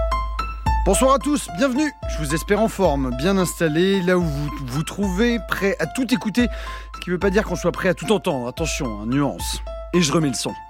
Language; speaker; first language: French; native; French